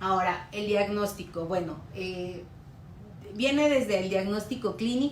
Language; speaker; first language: Spanish; native; Spanish